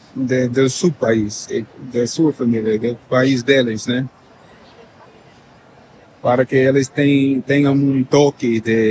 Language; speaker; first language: Portuguese; non-native, fluent; English